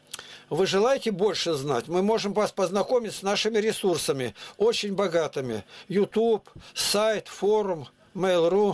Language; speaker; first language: Russian; native; Russian